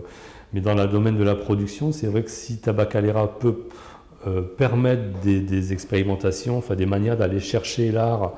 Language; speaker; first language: French; native; French